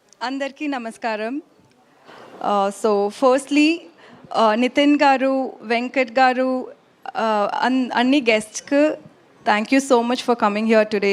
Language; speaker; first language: Telugu; non-native, learner; Tamil